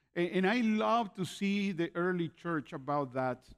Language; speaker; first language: English; non-native, fluent; Spanish